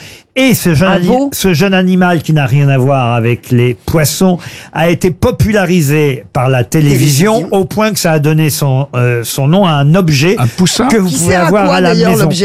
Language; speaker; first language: French; native; French